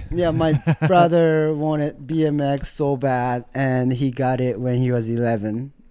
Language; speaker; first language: English; non-native, learner; Japanese